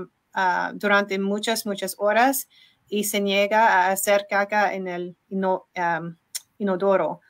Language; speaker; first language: Spanish; non-native, learner; English